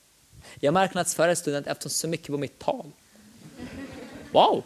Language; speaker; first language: Swedish; non-native, fluent; Arabic